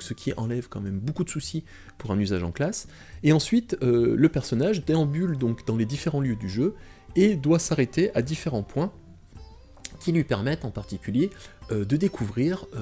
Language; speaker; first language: French; native; French